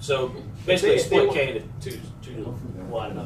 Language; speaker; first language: English; native; English